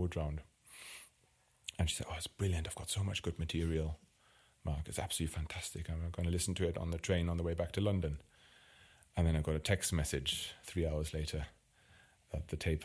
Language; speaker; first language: English; non-native, fluent; German